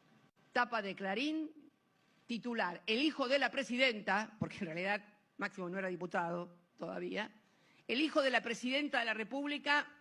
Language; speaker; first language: Spanish; native; Spanish